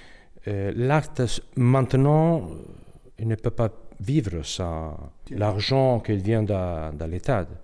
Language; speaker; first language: French; non-native, learner; Italian